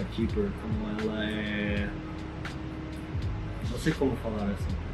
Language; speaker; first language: Portuguese; non-native, learner; English